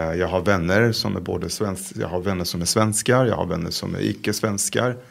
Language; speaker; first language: Swedish; non-native, fluent; Hebrew